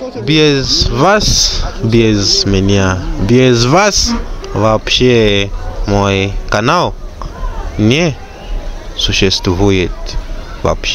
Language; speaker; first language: Russian; non-native, learner; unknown